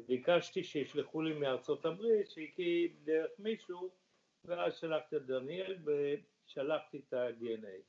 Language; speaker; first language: Hebrew; early bilingual, other home language; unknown